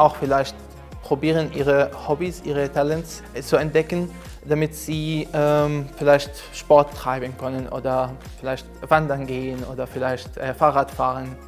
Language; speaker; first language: German; non-native, fluent; Arabic